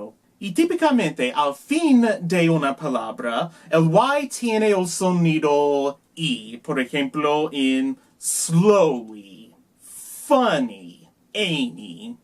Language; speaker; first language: Spanish; non-native, learner; English